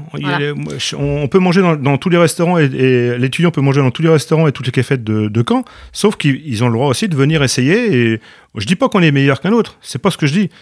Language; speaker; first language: French; native; French